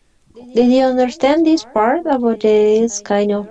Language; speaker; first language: English; non-native, fluent; Spanish